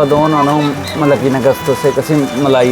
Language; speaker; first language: Filipino; non-native, learner; Punjabi